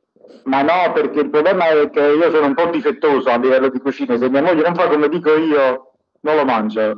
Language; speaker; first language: Italian; native; Italian